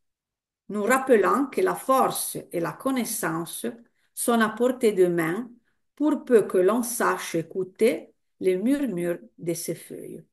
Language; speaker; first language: French; non-native, fluent; Italian